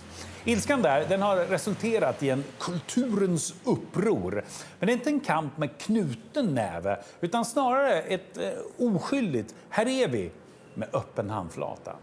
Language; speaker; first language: Swedish; native; Swedish